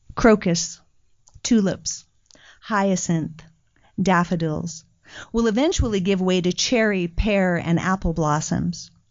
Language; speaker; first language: English; native; English